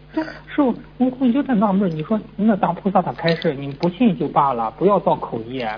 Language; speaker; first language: Chinese; native; Chinese